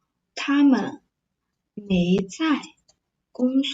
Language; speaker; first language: Chinese; non-native, fluent; English